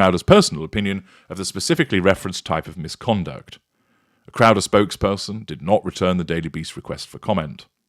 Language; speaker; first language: English; native; English